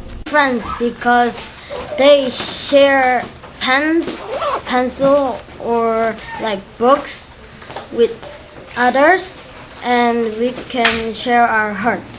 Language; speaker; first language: English; non-native, learner; Korean